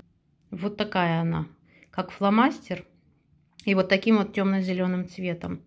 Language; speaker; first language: Russian; native; Russian